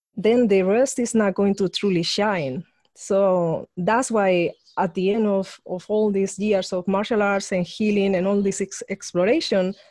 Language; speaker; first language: English; non-native, fluent; Spanish